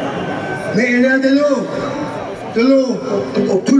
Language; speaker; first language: French; non-native, learner; English